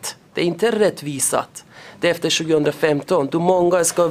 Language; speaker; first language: Swedish; non-native, learner; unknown